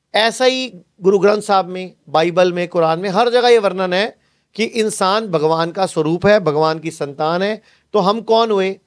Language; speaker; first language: Hindi; native; Hindi